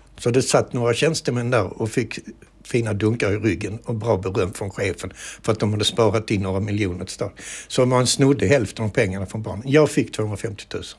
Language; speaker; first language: Swedish; native; Swedish